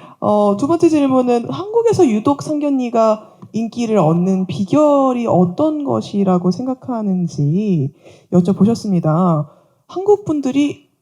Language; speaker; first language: Korean; native; Korean